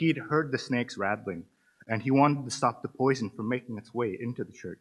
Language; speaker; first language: English; native; English